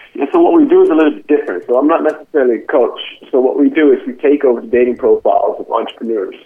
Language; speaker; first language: English; non-native, fluent; Dutch